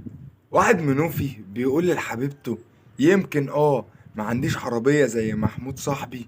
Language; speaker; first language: Arabic; native; Arabic